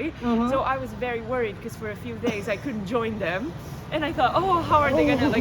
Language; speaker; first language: English; non-native, fluent; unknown